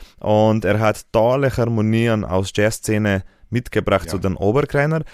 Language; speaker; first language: German; non-native, fluent; Slovenian